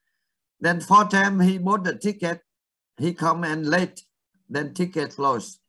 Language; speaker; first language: English; non-native, fluent; Vietnamese